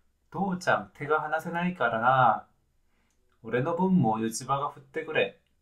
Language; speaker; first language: Japanese; native; Japanese